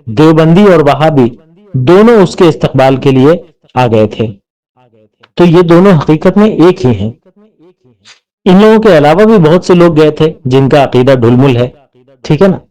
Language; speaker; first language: Urdu; native; Urdu